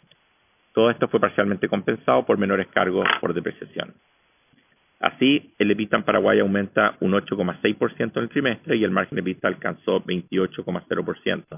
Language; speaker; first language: Spanish; native; Spanish